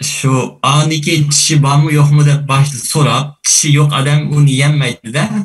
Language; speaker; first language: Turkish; non-native, learner; Uzbek